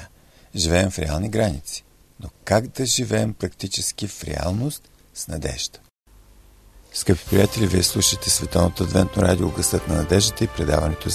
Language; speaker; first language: Bulgarian; native; Bulgarian